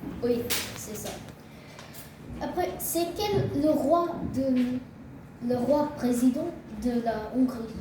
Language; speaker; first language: French; non-native, learner; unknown